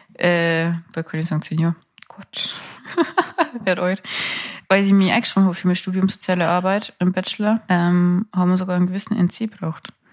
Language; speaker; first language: German; native; German